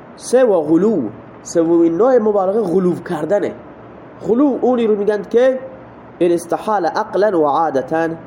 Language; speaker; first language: Persian; native; Persian